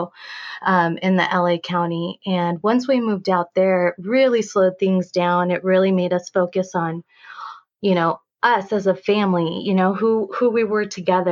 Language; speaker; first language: English; native; English